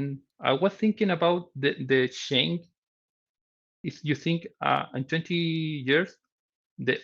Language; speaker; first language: English; non-native, learner; Spanish